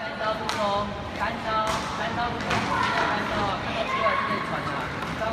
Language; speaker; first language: Chinese; native; Chinese